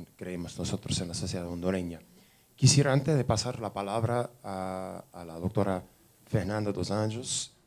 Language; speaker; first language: Spanish; non-native, fluent; English